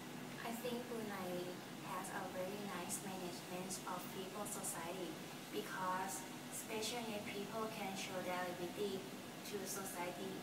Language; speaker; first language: English; non-native, learner; Thai